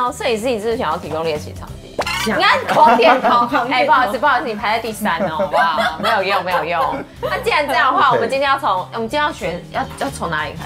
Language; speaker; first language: Chinese; native; Chinese